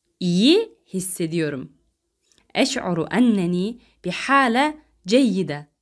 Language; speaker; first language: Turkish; non-native, fluent; Arabic